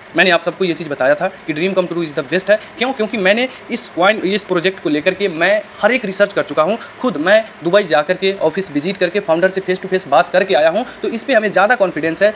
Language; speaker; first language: Hindi; native; Hindi